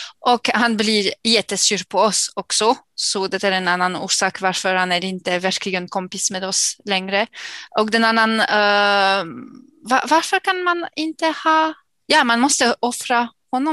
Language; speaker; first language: Swedish; non-native, fluent; English